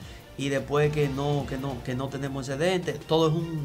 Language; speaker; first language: Spanish; native; Spanish